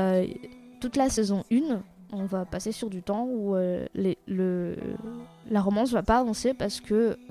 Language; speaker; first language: French; native; French